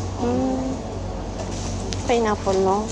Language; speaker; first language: Japanese; non-native, learner; Filipino